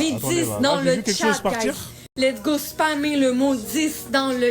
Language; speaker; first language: French; native; French